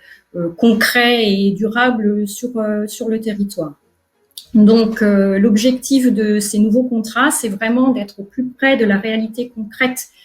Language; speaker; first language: French; native; French